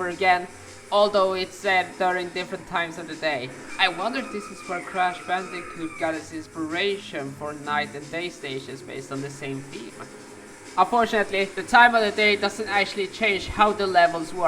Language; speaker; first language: English; non-native, fluent; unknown